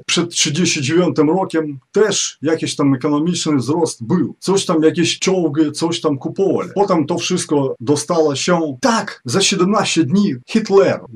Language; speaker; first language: Polish; non-native, fluent; Ukrainian